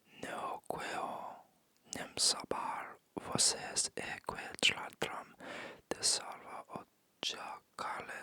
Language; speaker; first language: Portuguese; non-native, learner; English